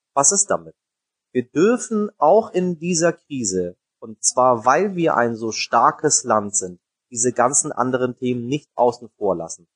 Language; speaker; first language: German; early bilingual, other home language; Persian